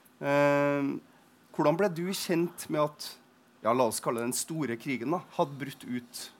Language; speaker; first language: Norwegian; native; Norwegian